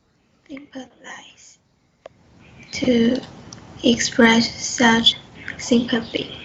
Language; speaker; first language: English; non-native, learner; Chinese